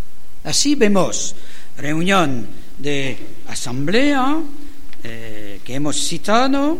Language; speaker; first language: Spanish; non-native, learner; German